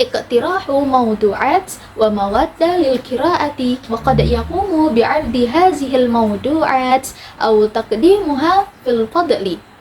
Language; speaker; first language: Arabic; non-native, learner; Indonesian